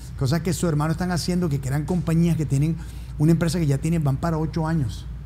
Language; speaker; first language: Spanish; native; Spanish